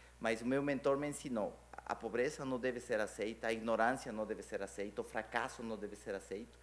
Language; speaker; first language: Portuguese; non-native, fluent; Spanish